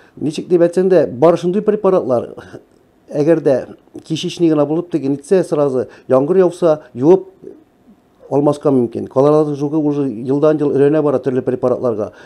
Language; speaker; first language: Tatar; native; Tatar